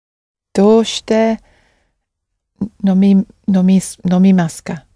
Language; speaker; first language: Japanese; non-native, learner; English